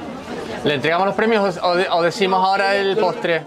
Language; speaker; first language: Spanish; native; Spanish